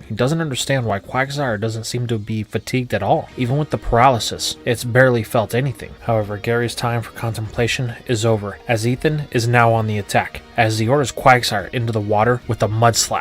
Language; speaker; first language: English; native; English